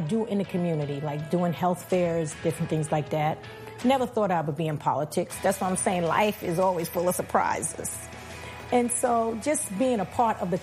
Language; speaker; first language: English; non-native, fluent; Spanish